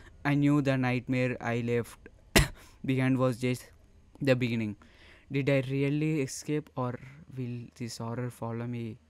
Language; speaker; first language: English; non-native, local second language; Telugu